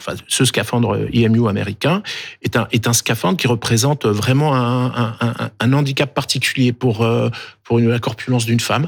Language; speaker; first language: French; native; French